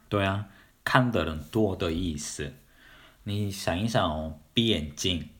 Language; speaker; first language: Chinese; non-native, fluent; Korean